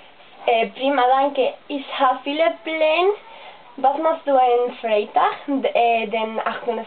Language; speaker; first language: German; non-native, learner; Spanish